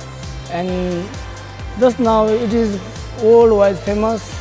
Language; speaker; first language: English; non-native, local second language; Nepali